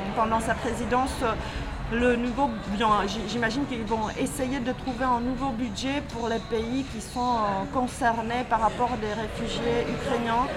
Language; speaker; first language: French; non-native, fluent; Czech